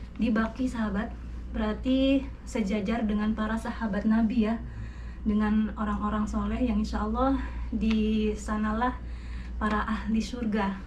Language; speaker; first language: Indonesian; native; Indonesian